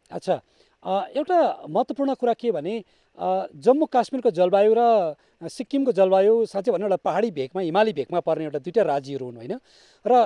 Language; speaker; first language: Nepali; native; Nepali